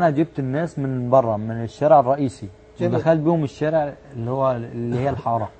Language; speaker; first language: Arabic; native; Arabic